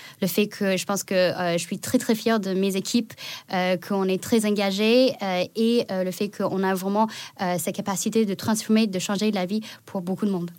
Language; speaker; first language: French; non-native, fluent; Chinese